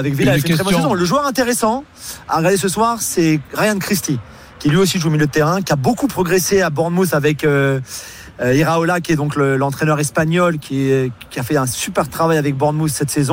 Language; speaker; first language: French; non-native, fluent; English